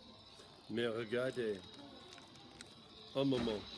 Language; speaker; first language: French; non-native, learner; English